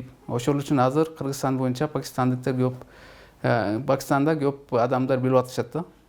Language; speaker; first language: Kyrgyz; non-native, fluent; Urdu